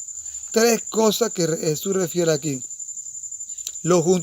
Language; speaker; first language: Spanish; native; Spanish